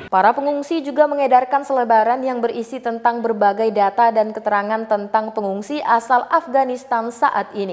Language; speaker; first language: Indonesian; native; Indonesian